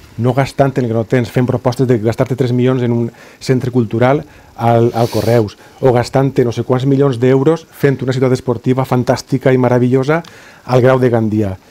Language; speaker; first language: Catalan; native; Catalan